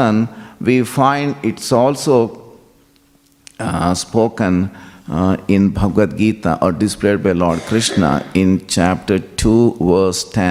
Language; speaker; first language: English; non-native, local second language; Telugu